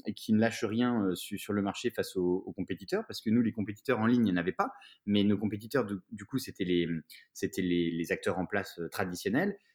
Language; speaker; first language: French; native; French